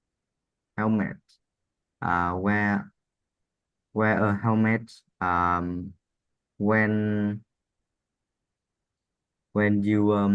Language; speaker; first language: English; non-native, learner; Vietnamese